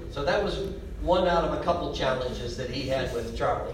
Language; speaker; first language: English; native; English